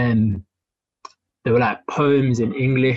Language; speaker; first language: English; native; English